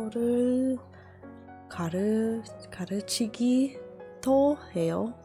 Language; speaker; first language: Korean; non-native, learner; English